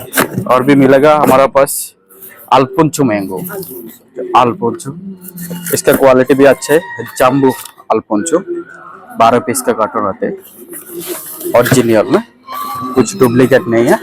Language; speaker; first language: Hindi; non-native, fluent; Malayalam